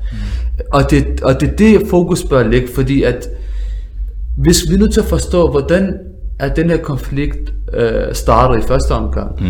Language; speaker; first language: Danish; early bilingual, other home language; Arabic